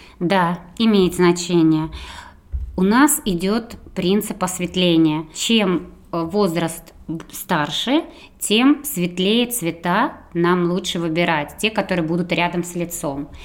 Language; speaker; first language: Russian; native; Russian